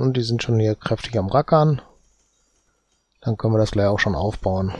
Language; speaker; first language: German; native; German